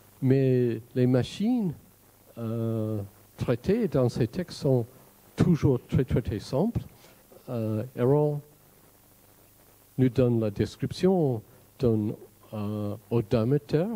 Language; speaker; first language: French; non-native, fluent; English